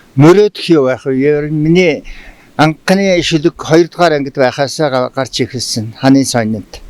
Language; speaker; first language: Mongolian; non-native, local second language; Tuvinian